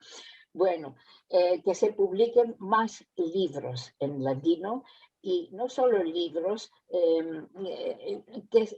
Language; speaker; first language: Spanish; early bilingual, heritage; Spanish